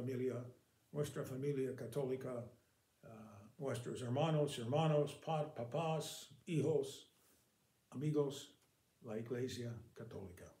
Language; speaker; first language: Spanish; non-native, fluent; English